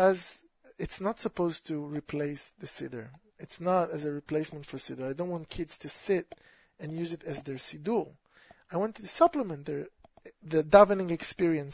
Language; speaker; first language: English; non-native, fluent; Hebrew